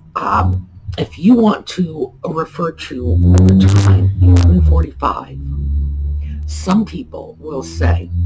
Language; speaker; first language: English; native; English